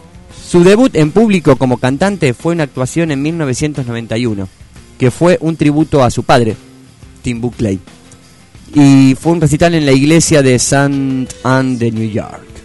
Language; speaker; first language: Spanish; native; Spanish